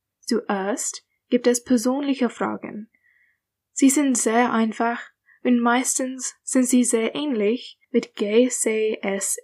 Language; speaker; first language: German; non-native, learner; English